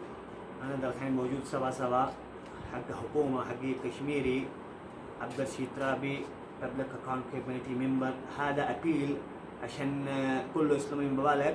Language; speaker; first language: Arabic; non-native, learner; Urdu